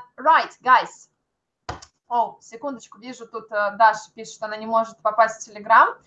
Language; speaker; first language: Russian; native; Russian